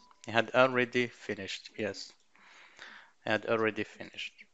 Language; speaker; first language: English; non-native, fluent; Arabic